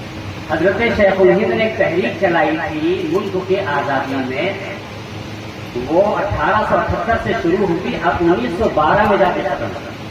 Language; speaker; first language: Urdu; native; Urdu